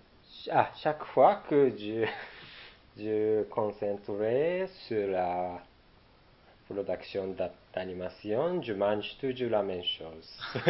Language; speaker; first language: French; non-native, learner; Japanese